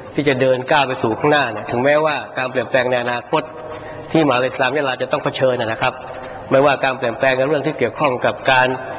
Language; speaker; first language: Thai; non-native, local second language; Pattani Malay